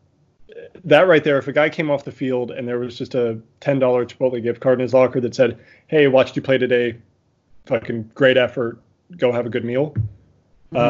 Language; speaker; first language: English; native; English